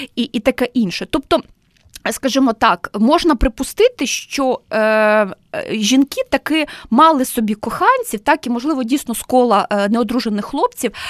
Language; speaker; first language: Ukrainian; native; Ukrainian